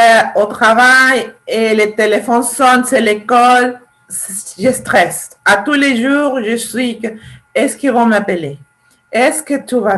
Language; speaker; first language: French; non-native, fluent; Spanish